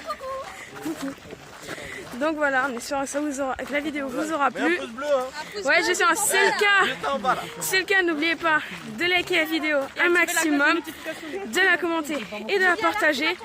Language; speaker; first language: French; native; French